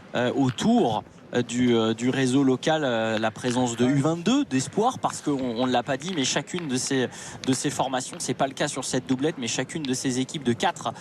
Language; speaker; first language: French; native; French